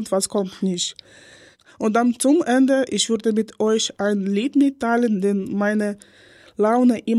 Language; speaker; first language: German; non-native, learner; Ukrainian